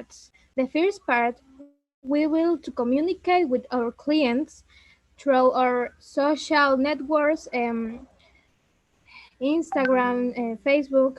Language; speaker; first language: English; non-native, learner; Spanish